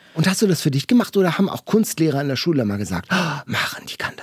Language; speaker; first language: German; native; German